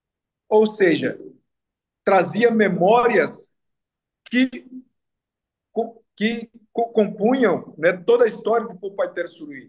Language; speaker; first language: Portuguese; non-native, local second language; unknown